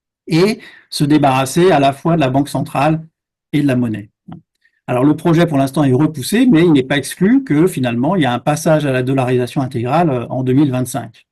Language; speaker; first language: French; native; French